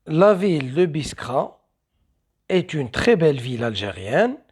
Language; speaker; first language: French; non-native, local second language; Arabic